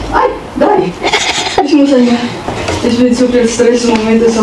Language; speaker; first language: German; non-native, learner; Cebuano